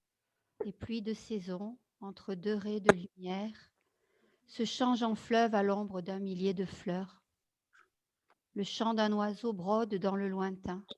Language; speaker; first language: French; native; French